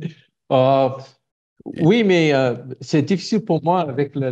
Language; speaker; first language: French; non-native, learner; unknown